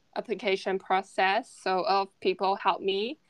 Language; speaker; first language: English; non-native, fluent; Chinese